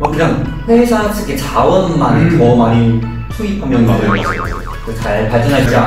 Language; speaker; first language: Korean; non-native, fluent; Chinese